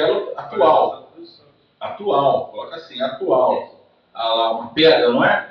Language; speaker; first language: Portuguese; native; Portuguese